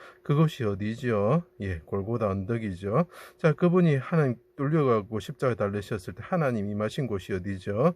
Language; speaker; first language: Korean; native; Korean